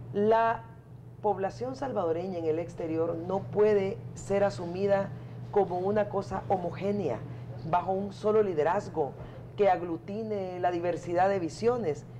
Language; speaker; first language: Spanish; native; Spanish